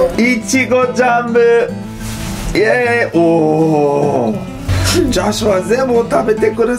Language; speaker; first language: Japanese; non-native, learner; English